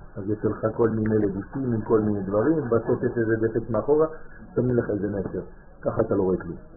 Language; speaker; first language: Hebrew; native; Hebrew